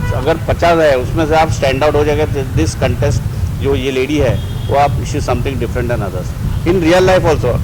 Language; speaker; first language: Hindi; non-native, local second language; Marathi